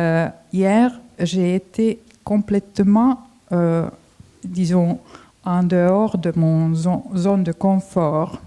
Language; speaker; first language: French; non-native, fluent; Finnish